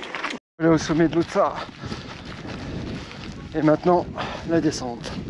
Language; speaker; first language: French; native; French